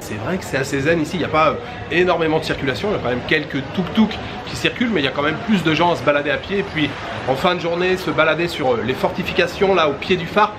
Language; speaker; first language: French; native; French